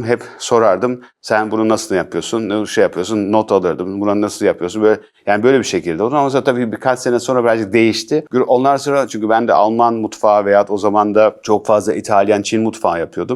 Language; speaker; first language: Turkish; early bilingual, heritage; Turkish